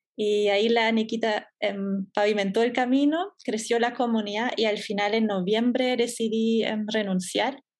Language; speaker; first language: Spanish; non-native, fluent; German